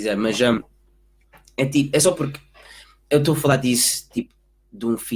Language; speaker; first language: Portuguese; early bilingual, heritage; Portuguese